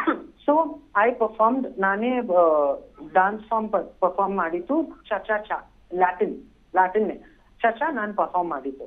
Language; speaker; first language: Kannada; non-native, learner; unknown